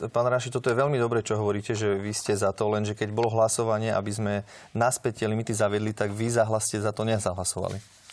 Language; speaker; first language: Slovak; native; Slovak